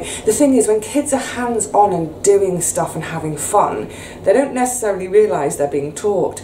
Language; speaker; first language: English; native; English